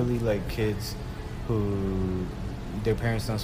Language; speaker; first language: English; early bilingual, other home language; Spanish